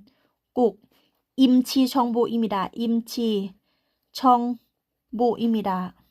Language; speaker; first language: Korean; non-native, learner; Thai